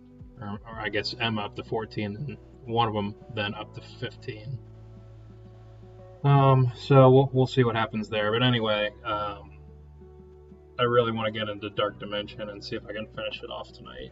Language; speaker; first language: English; native; English